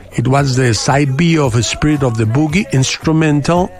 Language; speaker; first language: English; non-native, fluent; Spanish